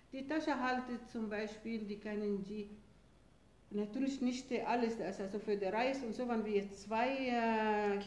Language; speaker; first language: German; non-native, fluent; Arabic